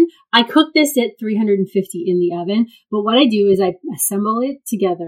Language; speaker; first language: English; native; English